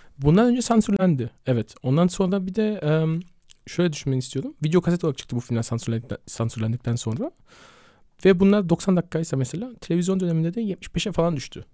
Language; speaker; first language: Turkish; early bilingual, heritage; Turkish